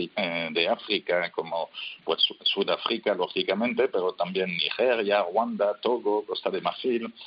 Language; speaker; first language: Spanish; non-native, fluent; French